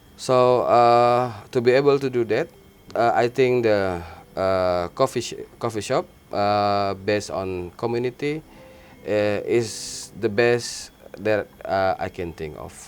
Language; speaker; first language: English; non-native, learner; Indonesian